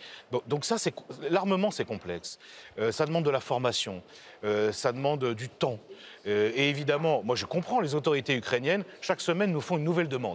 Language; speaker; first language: French; native; French